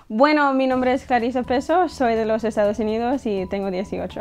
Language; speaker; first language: Spanish; early bilingual, heritage; English